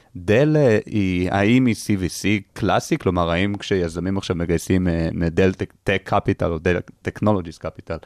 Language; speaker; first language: Hebrew; native; Hebrew